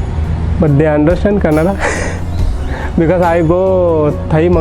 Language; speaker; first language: English; non-native, learner; Kannada